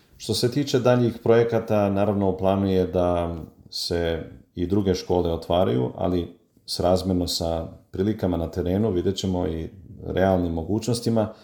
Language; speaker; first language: Serbian; native; Serbian